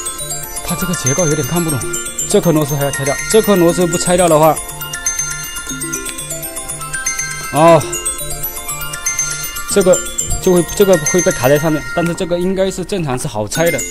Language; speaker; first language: Chinese; native; Chinese